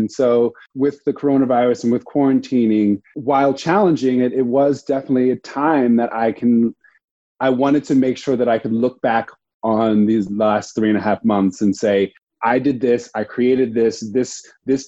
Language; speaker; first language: English; native; English